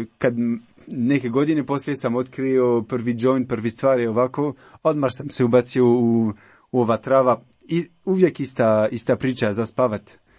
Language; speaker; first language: Croatian; non-native, learner; French